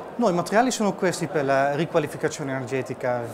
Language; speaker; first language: Italian; non-native, fluent; Dutch